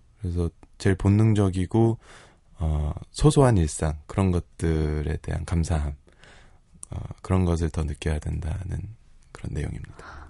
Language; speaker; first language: Korean; early bilingual, heritage; Korean